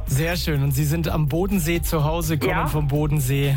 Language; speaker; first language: German; native; German